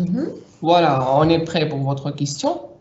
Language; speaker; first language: French; non-native, local second language; Arabic